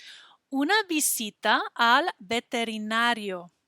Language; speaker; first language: Spanish; non-native, fluent; English